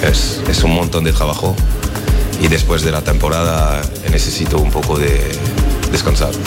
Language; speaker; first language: Spanish; non-native, learner; French